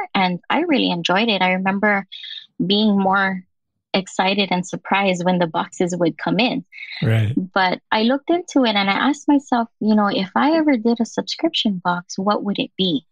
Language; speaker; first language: English; native; English